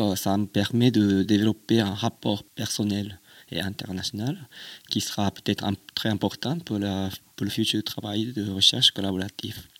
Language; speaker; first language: French; non-native, fluent; Japanese